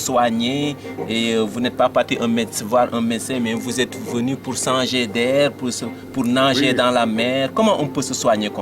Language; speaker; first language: French; non-native, local second language; Wolof